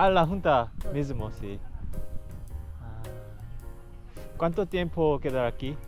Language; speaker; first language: Spanish; non-native, learner; Korean